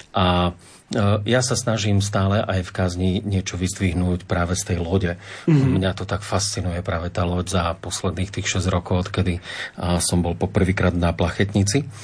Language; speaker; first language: Slovak; native; Slovak